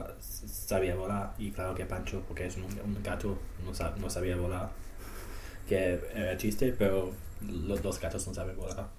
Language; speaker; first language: Spanish; non-native, learner; English